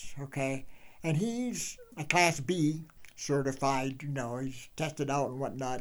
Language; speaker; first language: English; native; English